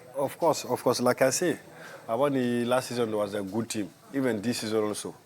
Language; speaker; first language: English; non-native, learner; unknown